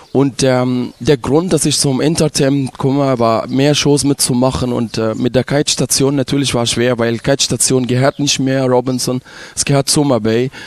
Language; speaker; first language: German; non-native, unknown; Arabic